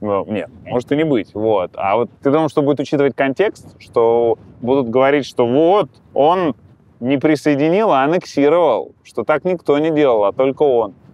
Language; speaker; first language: Russian; native; Russian